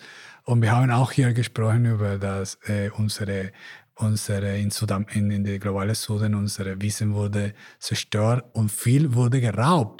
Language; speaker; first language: German; non-native, learner; Spanish